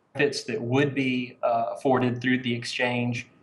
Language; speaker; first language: English; native; English